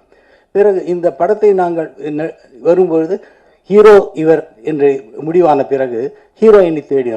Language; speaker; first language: Tamil; native; Tamil